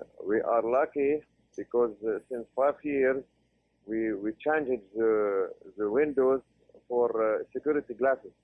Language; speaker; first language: English; non-native, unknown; Arabic